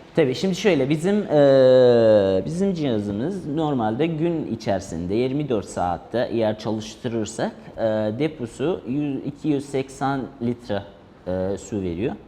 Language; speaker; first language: Turkish; non-native, fluent; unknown